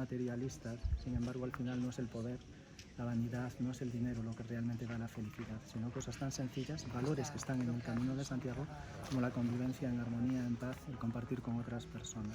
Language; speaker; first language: Spanish; native; Spanish